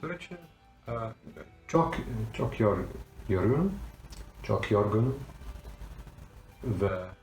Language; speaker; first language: Turkish; non-native, learner; English